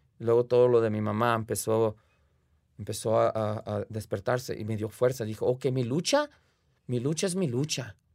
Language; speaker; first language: Spanish; early bilingual, heritage; Spanish